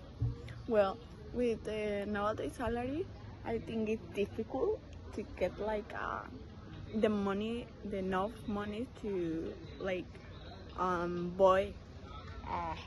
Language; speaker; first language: English; non-native, learner; Spanish